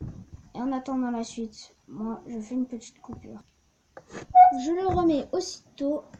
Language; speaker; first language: French; native; French